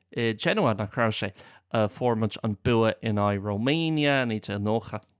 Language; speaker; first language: Irish; non-native, local second language; English